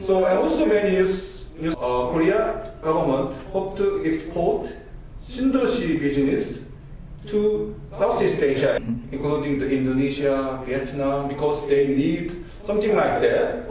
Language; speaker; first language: English; non-native, learner; Korean